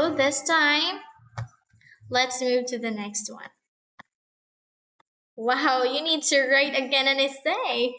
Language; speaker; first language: English; non-native, fluent; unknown